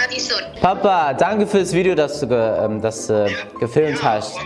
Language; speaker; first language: German; non-native, learner; Thai